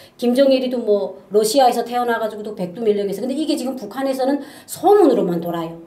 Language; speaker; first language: Korean; native; Korean